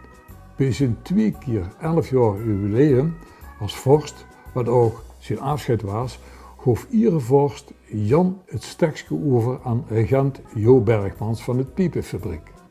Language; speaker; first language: Dutch; native; Dutch